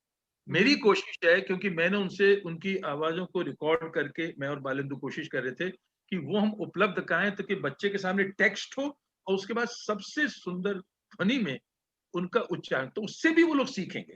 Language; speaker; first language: Hindi; native; Hindi